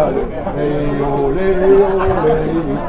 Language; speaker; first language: Danish; native; Danish